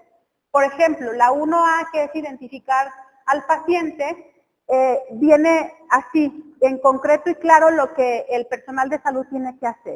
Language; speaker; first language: Spanish; native; Spanish